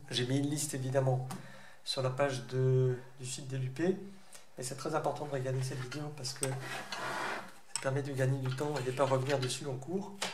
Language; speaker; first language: French; native; French